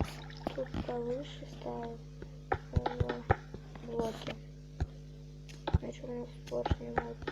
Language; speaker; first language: Russian; native; Russian